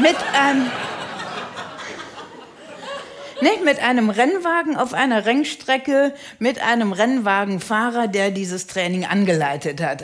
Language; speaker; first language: German; native; German